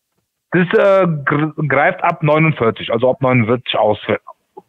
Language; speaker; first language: German; native; German